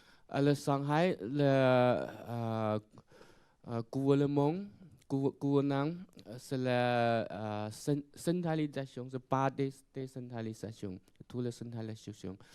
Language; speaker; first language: French; non-native, learner; Chinese